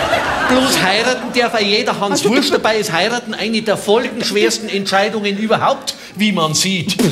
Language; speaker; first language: German; native; German